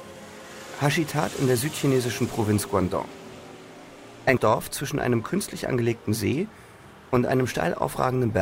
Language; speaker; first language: German; native; German